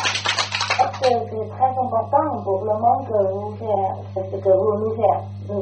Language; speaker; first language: French; non-native, learner; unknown